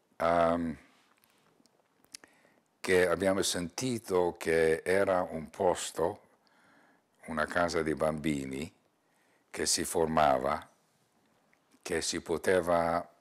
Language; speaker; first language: Italian; non-native, learner; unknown